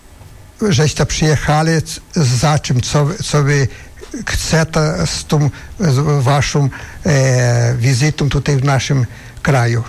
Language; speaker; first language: Polish; early bilingual, heritage; Polish